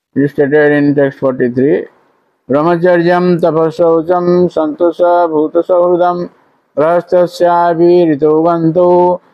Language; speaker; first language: English; non-native, local second language; Odia